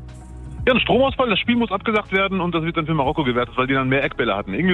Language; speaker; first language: German; early bilingual, other home language; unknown